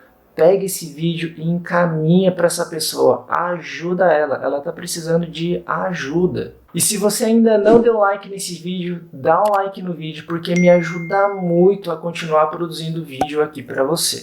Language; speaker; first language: Portuguese; native; Portuguese